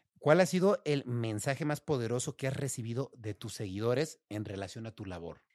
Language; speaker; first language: Spanish; native; Spanish